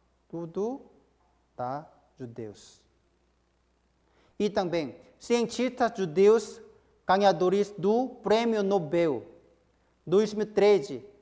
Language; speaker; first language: Portuguese; non-native, fluent; Korean